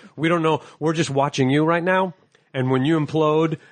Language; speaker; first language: English; native; English